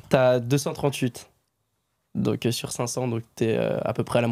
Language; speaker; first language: French; native; French